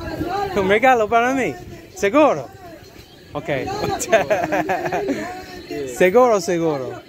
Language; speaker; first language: Spanish; non-native, learner; English